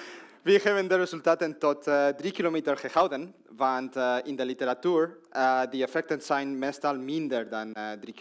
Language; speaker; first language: Dutch; non-native, learner; Spanish